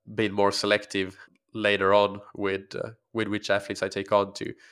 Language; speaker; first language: English; non-native, fluent; Swedish